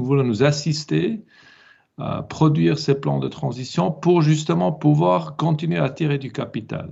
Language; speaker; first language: French; non-native, local second language; German